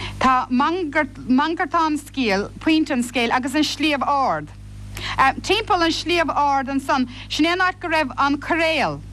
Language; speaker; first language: Irish; native; Irish